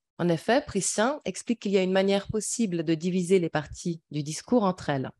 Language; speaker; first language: French; native; French